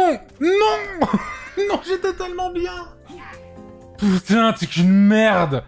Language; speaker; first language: French; native; French